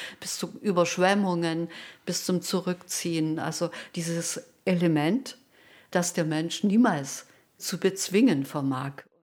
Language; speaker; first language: German; non-native, local second language; Upper Sorbian